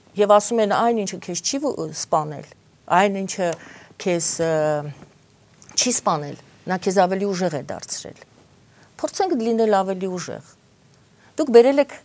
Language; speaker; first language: Armenian; native; Armenian